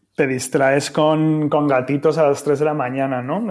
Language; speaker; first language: Spanish; native; Spanish